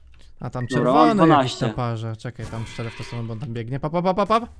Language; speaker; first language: Polish; native; Polish